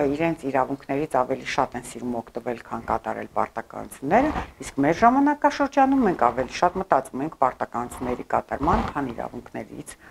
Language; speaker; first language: Armenian; early bilingual, heritage; Armenian